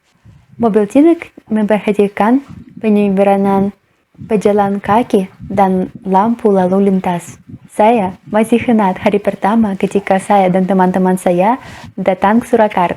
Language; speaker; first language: Indonesian; non-native, fluent; Russian